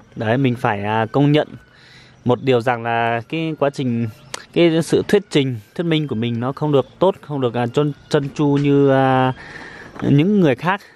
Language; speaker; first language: Vietnamese; non-native, local second language; Iu Mien